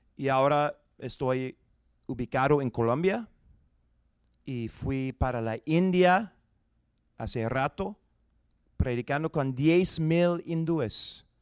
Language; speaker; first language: Spanish; non-native, fluent; English